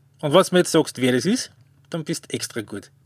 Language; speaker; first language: German; native; German